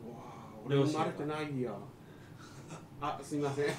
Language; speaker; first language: Japanese; native; Japanese